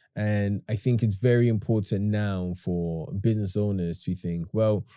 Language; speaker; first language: English; native; English